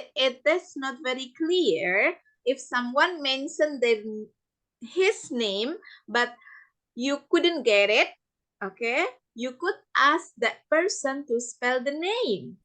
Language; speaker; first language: English; non-native, fluent; Indonesian